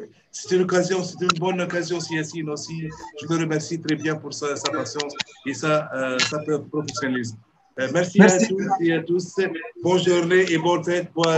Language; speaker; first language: French; non-native, local second language; Arabic